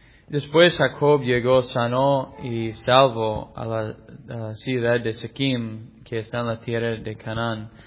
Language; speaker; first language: Spanish; non-native, fluent; English